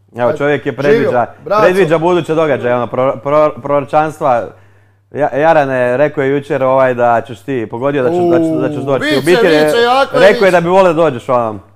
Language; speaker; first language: Croatian; native; Croatian